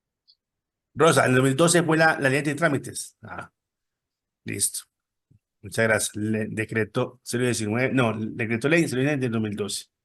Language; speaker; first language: Spanish; native; Spanish